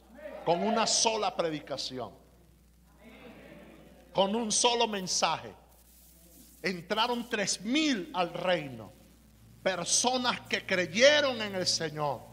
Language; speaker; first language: Spanish; native; Spanish